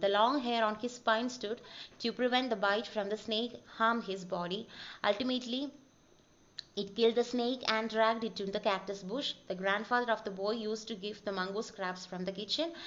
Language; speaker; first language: English; non-native, local second language; Malayalam